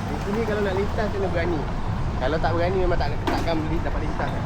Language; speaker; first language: Malay; native; Malay